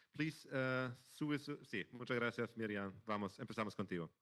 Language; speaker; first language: Spanish; non-native, fluent; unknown